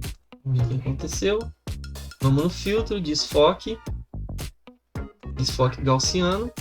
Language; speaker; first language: Portuguese; native; Portuguese